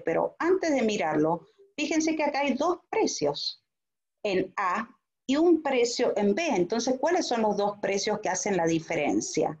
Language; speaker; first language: Spanish; native; Spanish